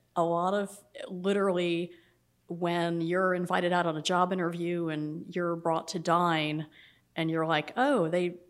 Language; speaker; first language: English; native; English